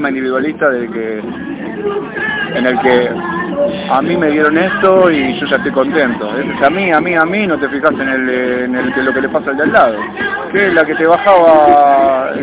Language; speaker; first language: Spanish; native; Spanish